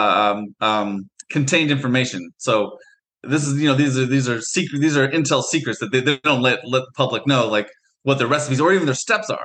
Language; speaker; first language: English; native; English